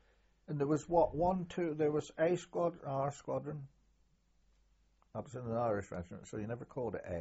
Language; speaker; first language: English; native; English